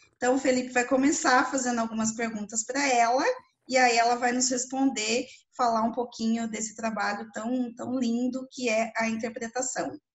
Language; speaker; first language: Portuguese; native; Portuguese